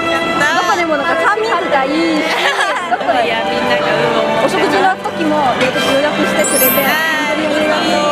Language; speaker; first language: Japanese; non-native, learner; Lao